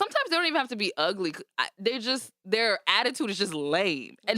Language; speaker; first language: English; native; English